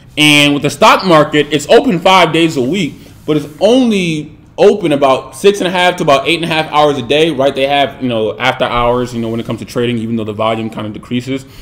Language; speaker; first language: English; native; English